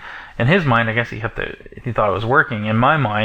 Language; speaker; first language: English; native; English